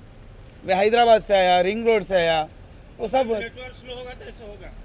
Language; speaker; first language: Hindi; non-native, local second language; Kannada